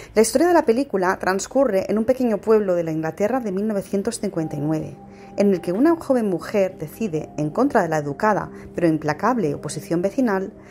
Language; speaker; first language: Spanish; non-native, local second language; Catalan